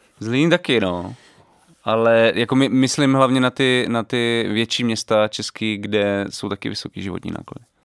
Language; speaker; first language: Czech; native; Czech